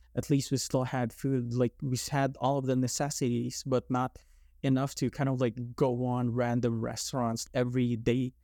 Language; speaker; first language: English; non-native, local second language; Filipino